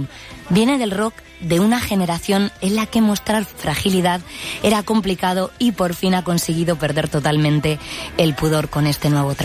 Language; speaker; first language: Spanish; native; Spanish